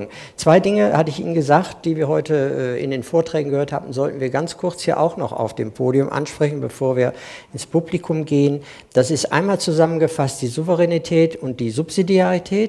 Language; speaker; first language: German; native; German